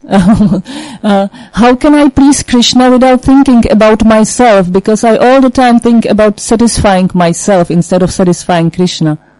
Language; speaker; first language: English; non-native, fluent; Czech